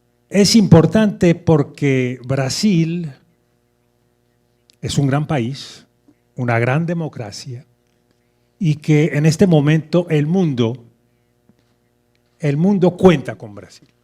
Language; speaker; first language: Spanish; non-native, fluent; French